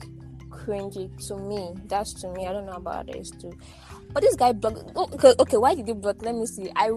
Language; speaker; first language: English; non-native, local second language; Ibibio